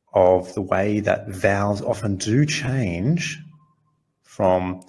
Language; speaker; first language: English; native; English